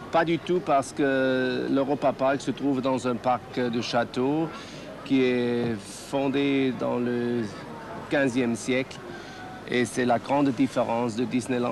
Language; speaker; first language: French; non-native, fluent; German